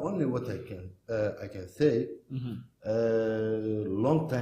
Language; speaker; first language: English; non-native, learner; Turkish